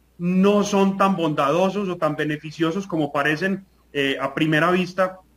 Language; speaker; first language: Spanish; native; Spanish